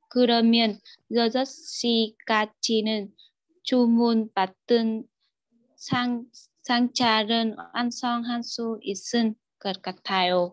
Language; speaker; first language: Korean; non-native, learner; Vietnamese